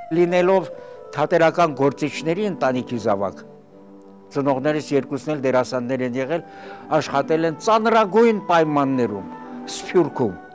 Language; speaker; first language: Armenian; early bilingual, heritage; Armenian